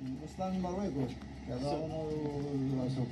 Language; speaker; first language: Spanish; non-native, learner; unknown